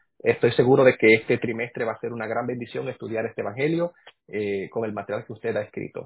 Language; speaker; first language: Spanish; native; Spanish